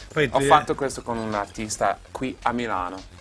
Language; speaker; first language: Italian; non-native, fluent; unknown